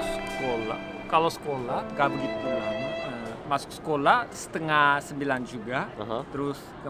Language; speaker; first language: Indonesian; non-native, learner; Korean